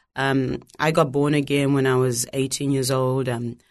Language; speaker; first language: English; non-native, local second language; Shona